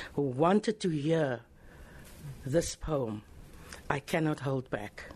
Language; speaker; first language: English; non-native, local second language; Afrikaans